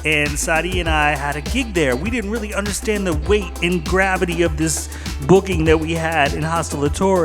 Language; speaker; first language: English; native; English